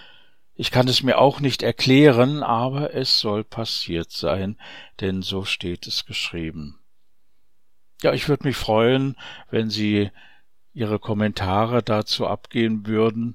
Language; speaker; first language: German; native; German